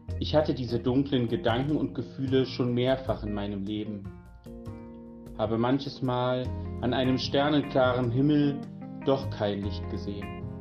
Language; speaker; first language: German; native; German